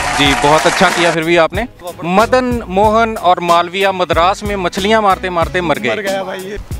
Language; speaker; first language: Hindi; native; Hindi